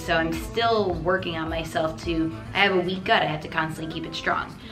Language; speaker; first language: English; native; English